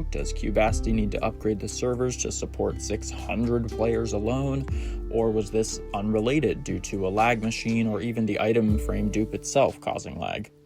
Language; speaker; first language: English; native; English